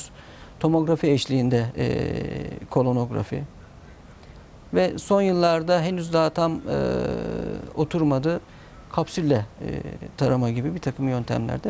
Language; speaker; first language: Turkish; native; Turkish